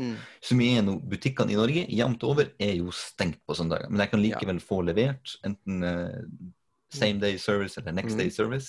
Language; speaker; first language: Norwegian; native; Norwegian